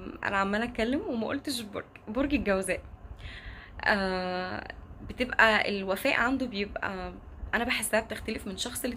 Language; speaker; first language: Arabic; native; Arabic